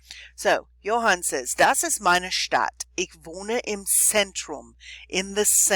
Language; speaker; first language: German; non-native, fluent; English